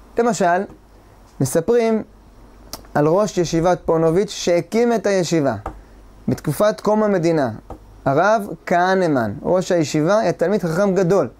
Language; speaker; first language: Hebrew; native; Hebrew